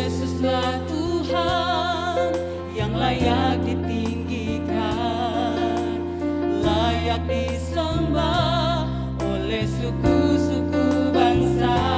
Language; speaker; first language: Indonesian; native; Indonesian